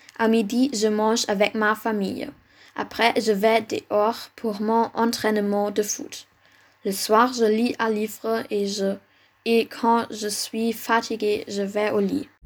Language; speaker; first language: French; non-native, learner; German